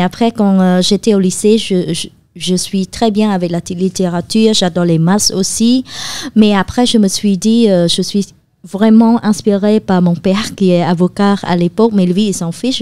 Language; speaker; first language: French; non-native, fluent; Khmer